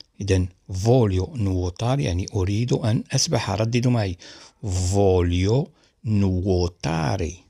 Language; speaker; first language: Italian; non-native, learner; Arabic